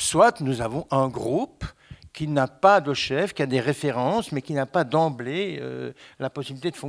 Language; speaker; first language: French; native; French